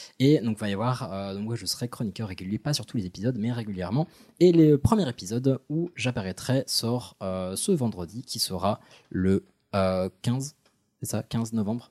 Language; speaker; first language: French; early bilingual, other home language; Arabic